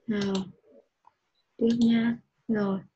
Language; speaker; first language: Vietnamese; native; Vietnamese